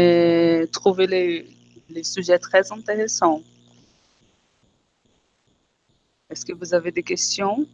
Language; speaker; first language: French; non-native, fluent; Portuguese